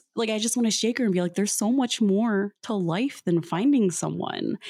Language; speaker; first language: English; early bilingual, other home language; Filipino